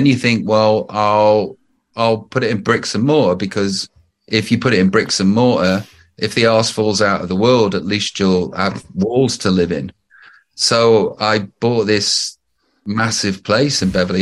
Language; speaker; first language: English; native; English